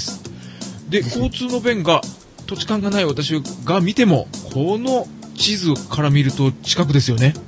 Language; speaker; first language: Japanese; native; Japanese